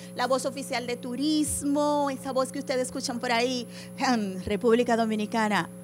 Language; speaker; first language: Spanish; early bilingual, heritage; Spanish